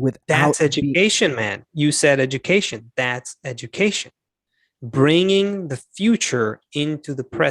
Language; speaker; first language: English; non-native, fluent; Hebrew